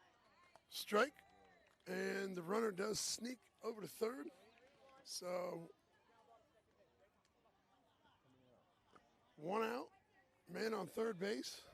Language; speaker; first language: English; native; English